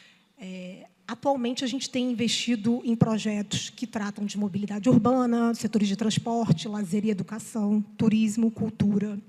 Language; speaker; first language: Portuguese; native; Portuguese